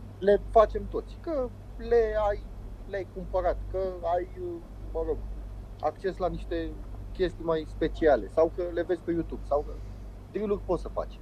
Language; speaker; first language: Romanian; native; Romanian